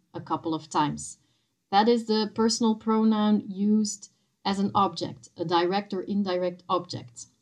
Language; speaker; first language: English; non-native, fluent; Dutch